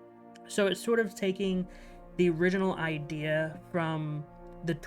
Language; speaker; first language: English; native; English